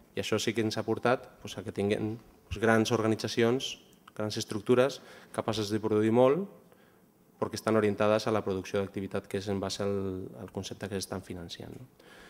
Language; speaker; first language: Catalan; non-native, local second language; Spanish